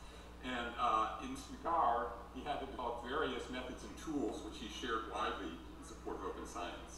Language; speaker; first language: English; native; English